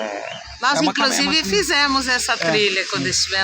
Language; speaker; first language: Portuguese; native; Portuguese